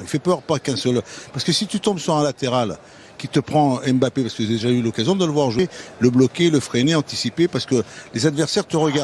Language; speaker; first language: French; native; French